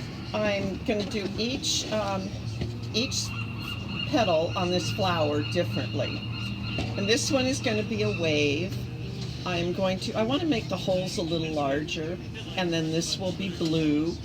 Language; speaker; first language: English; native; English